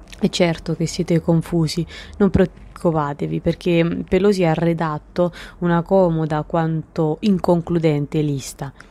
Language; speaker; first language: Italian; native; Italian